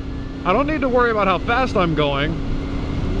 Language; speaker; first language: English; native; English